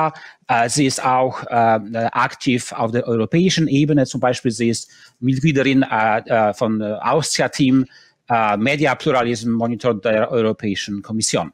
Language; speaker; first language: German; non-native, fluent; Polish